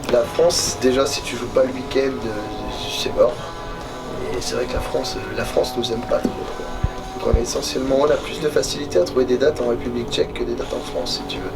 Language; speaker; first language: French; native; French